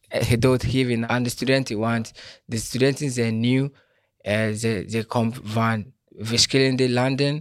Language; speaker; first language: Dutch; non-native, learner; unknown